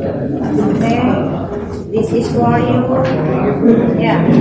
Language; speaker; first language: English; non-native, learner; Indonesian